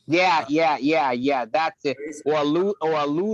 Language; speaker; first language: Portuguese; non-native, fluent; English